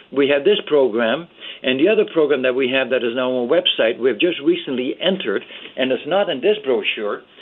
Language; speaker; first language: English; early bilingual, other home language; Dutch